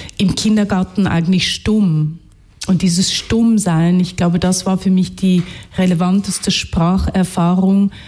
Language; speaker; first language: German; early bilingual, other home language; Hungarian